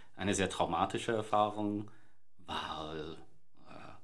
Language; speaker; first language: German; non-native, fluent; English